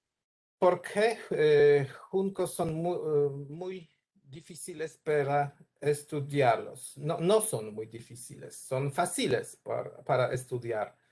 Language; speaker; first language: Spanish; non-native, learner; Polish